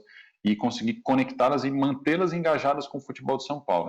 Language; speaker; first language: Portuguese; native; Portuguese